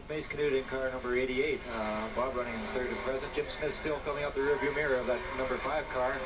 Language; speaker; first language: English; native; English